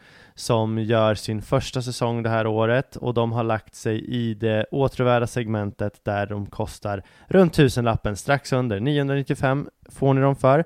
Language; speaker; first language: Swedish; native; Swedish